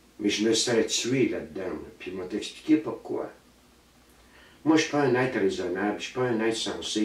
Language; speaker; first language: French; native; French